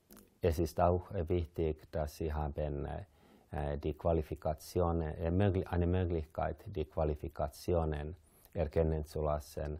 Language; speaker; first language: German; non-native, fluent; Finnish